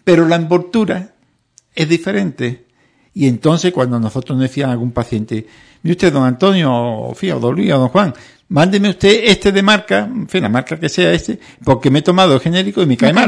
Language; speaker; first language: Spanish; native; Spanish